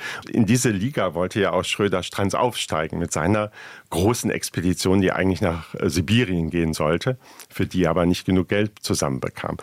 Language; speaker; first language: German; native; German